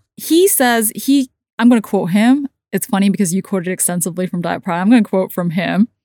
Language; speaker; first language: English; non-native, local second language; Cantonese